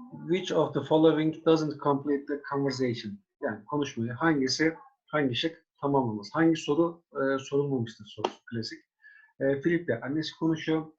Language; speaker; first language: English; non-native, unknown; Turkish